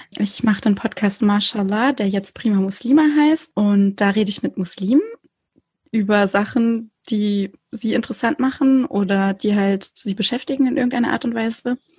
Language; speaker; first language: German; early bilingual, other home language; Turkish